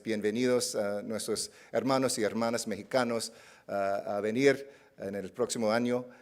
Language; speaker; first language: Spanish; non-native, learner; English